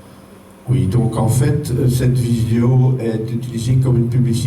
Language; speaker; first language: French; non-native, fluent; Dutch